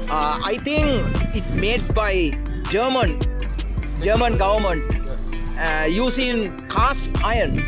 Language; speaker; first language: English; non-native, local second language; Sinhala